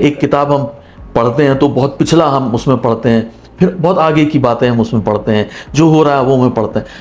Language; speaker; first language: Hindi; non-native, local second language; Punjabi